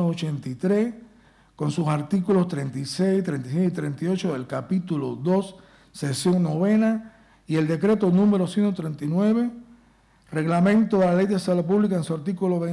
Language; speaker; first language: Spanish; native; Spanish